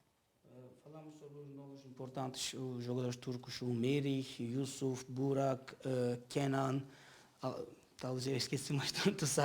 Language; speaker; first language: Portuguese; non-native, learner; Turkish